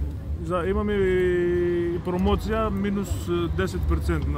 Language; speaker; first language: Bulgarian; non-native, learner; Greek